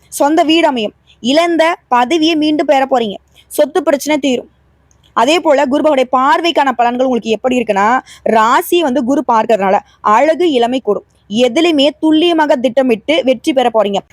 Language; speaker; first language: Tamil; native; Tamil